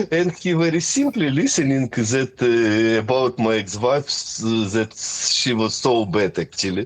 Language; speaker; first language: English; non-native, fluent; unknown